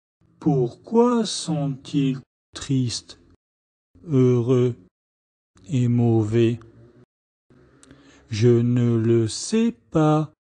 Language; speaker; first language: French; non-native, fluent; Chinese